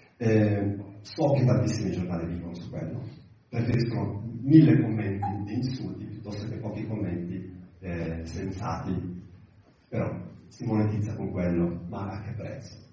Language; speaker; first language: Italian; early bilingual, other home language; Arabic